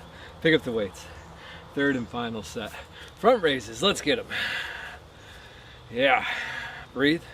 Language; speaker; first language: English; native; English